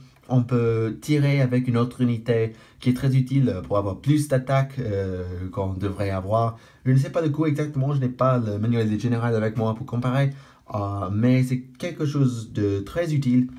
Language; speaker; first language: French; non-native, fluent; English